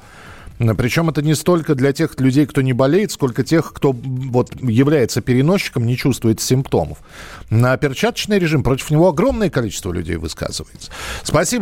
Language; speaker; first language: Russian; native; Russian